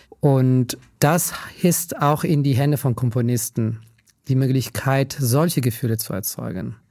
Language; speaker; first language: German; non-native, fluent; Italian